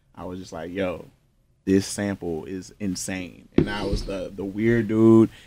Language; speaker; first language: English; native; English